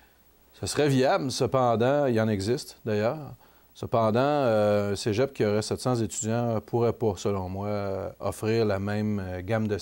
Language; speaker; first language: French; native; French